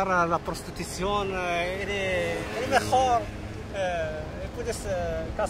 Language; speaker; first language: Spanish; non-native, learner; Arabic